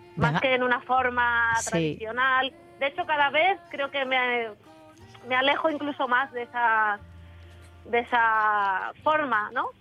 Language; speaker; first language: Spanish; native; Spanish